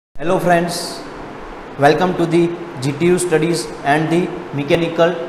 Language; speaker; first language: English; non-native, local second language; Gujarati